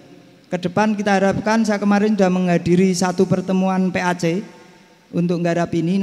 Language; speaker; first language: Indonesian; native; Indonesian